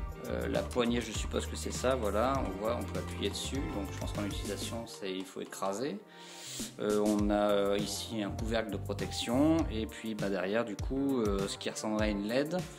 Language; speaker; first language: French; native; French